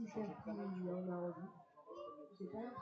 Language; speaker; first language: French; native; French